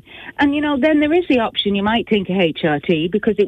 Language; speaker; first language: English; native; English